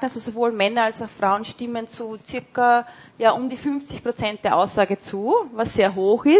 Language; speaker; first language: German; native; German